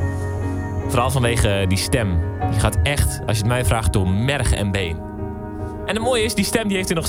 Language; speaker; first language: Dutch; native; Dutch